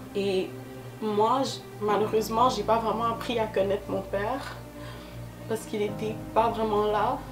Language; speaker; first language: French; early bilingual, other home language; Lingala